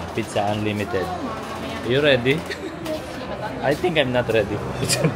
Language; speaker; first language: English; non-native, local second language; Filipino